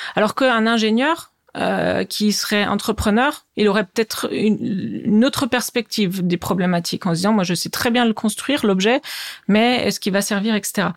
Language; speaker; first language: French; native; French